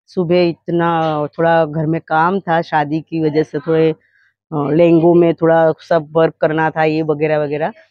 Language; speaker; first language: Hindi; native; Hindi